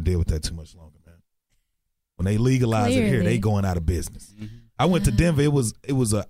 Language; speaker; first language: English; native; English